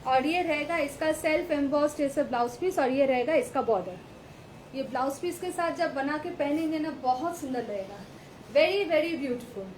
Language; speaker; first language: Hindi; non-native, local second language; Bangla